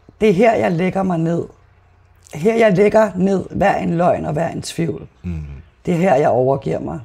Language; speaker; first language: Danish; native; Danish